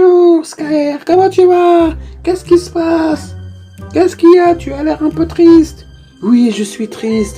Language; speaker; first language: French; native; French